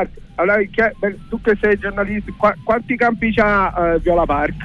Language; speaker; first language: Italian; native; Italian